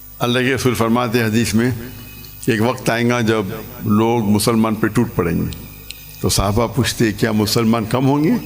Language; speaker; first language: Urdu; non-native, local second language; English